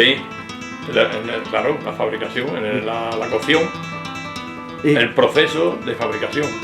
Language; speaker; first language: Spanish; native; Spanish